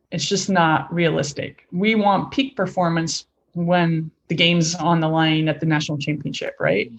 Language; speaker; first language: English; native; English